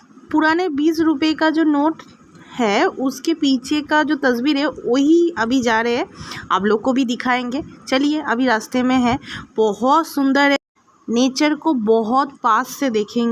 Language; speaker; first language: Hindi; non-native, local second language; Bangla